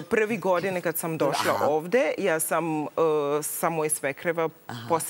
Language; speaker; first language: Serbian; non-native, learner; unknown